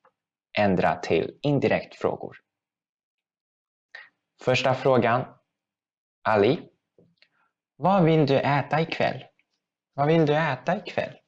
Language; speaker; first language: Swedish; non-native, fluent; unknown